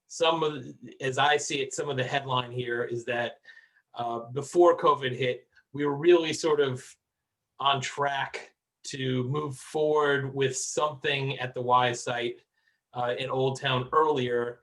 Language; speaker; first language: English; native; English